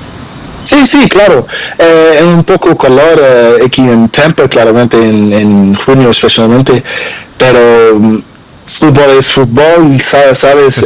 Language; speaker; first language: Spanish; non-native, learner; Portuguese